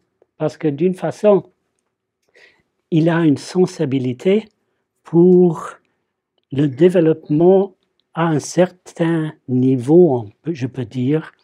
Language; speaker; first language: French; non-native, fluent; English